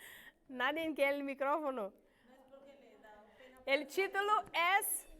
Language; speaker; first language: Spanish; non-native, learner; Portuguese